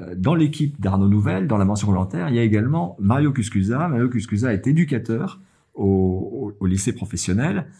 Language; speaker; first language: French; native; French